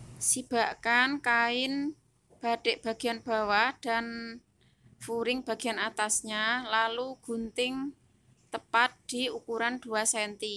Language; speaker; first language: Indonesian; native; Indonesian